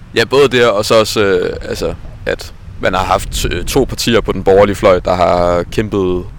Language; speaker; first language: Danish; native; Danish